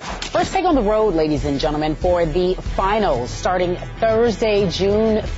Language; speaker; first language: English; native; English